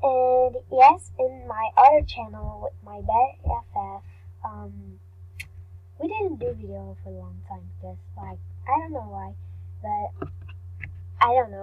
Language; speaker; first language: English; non-native, learner; French